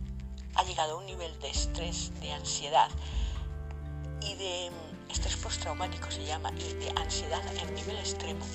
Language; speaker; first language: Spanish; native; Spanish